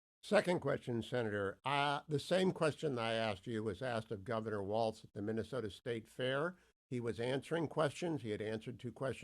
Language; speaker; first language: English; native; English